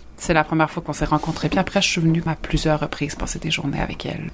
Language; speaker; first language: French; native; French